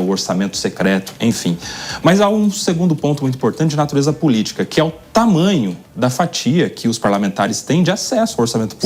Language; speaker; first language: Portuguese; native; Portuguese